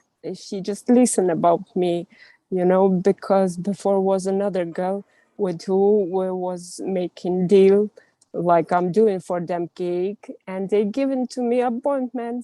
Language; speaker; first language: English; non-native, learner; Russian